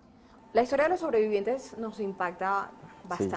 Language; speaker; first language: Spanish; native; Spanish